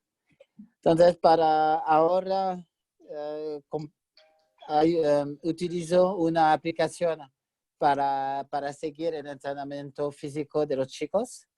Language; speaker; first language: Spanish; non-native, fluent; French